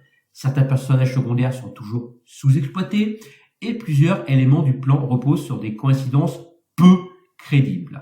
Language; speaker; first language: French; native; French